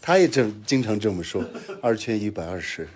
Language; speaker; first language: Chinese; non-native, fluent; Mongolian